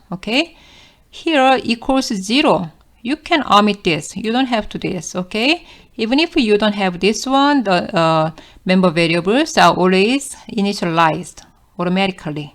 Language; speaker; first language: English; non-native, fluent; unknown